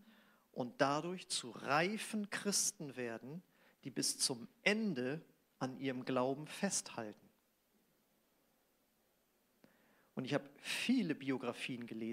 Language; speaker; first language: German; native; German